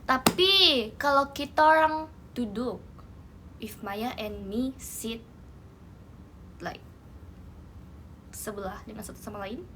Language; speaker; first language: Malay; non-native, learner; Indonesian